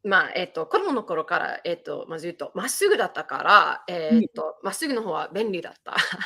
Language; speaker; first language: Japanese; early bilingual, heritage; Japanese